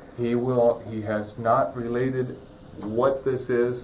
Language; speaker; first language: English; native; English